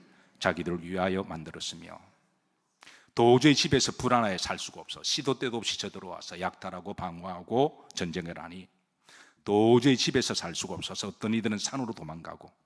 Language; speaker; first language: Korean; native; Korean